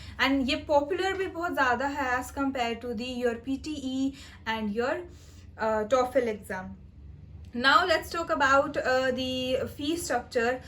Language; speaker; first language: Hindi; non-native, local second language; Punjabi